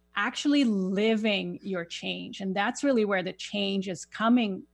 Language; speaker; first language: English; non-native, fluent; Swedish